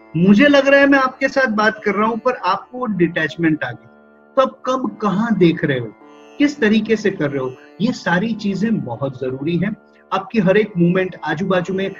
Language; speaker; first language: Hindi; non-native, local second language; Gujarati